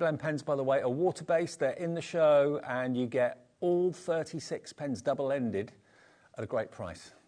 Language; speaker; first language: English; native; English